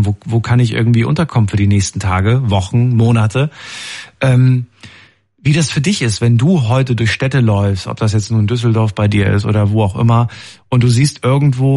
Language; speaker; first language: German; native; German